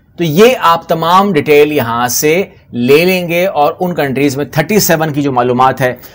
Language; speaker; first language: Urdu; non-native, local second language; Punjabi